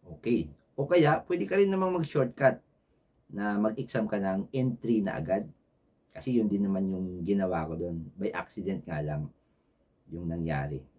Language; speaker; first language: Filipino; native; Filipino